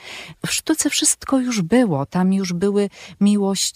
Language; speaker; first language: Polish; native; Polish